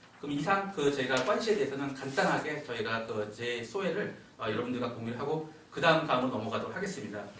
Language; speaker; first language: Korean; native; Korean